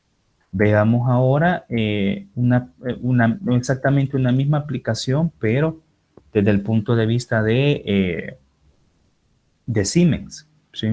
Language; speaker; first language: Spanish; native; Spanish